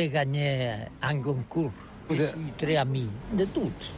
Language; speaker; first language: French; non-native, learner; Catalan